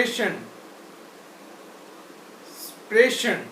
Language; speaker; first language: German; non-native, fluent; Hindi